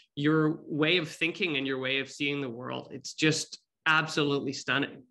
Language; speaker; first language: English; native; English